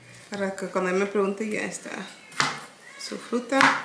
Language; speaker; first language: Spanish; early bilingual, heritage; Spanish